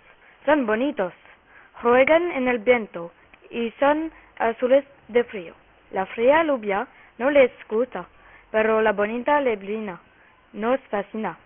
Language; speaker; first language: Spanish; non-native, learner; French